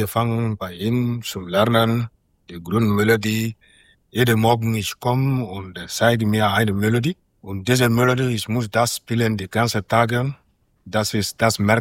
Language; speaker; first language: German; non-native, learner; Mandingo